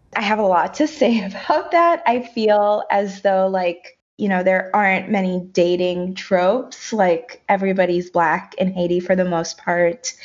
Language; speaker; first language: English; early bilingual, other home language; Haitian Creole